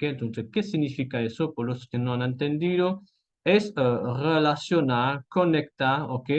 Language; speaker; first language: Spanish; non-native, fluent; French